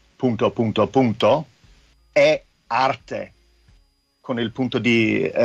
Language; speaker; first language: Italian; non-native, fluent; English